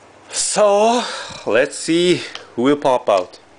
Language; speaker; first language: English; non-native, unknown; Japanese